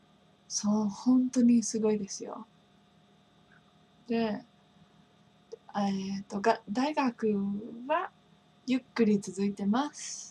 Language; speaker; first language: Japanese; non-native, fluent; English